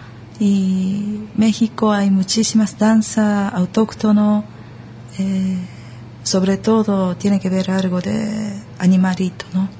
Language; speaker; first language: Spanish; early bilingual, other home language; Japanese